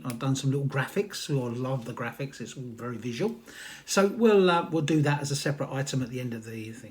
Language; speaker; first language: English; native; English